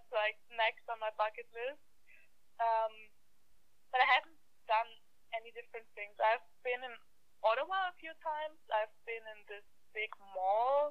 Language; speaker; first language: English; non-native, fluent; German